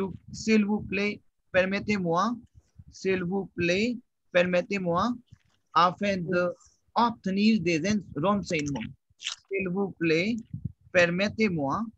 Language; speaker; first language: French; non-native, fluent; Hindi